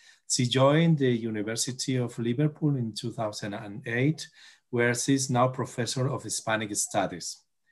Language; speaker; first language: English; non-native, fluent; Spanish